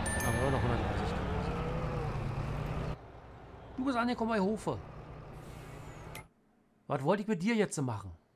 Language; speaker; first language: German; native; German